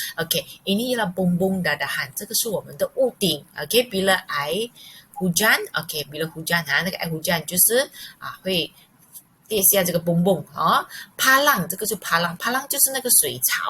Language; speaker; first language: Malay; non-native, local second language; Chinese